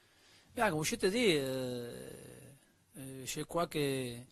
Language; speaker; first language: French; non-native, learner; Spanish